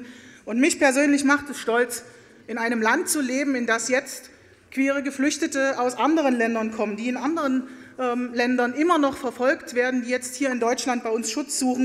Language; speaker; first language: German; native; German